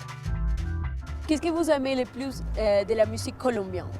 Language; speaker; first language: French; non-native, fluent; Spanish